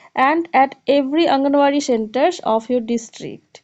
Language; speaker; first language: English; non-native, local second language; Bangla